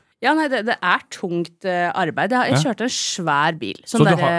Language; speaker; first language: Norwegian; native; Norwegian